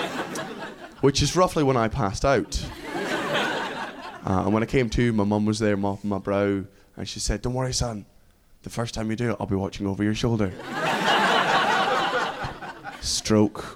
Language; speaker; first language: English; native; English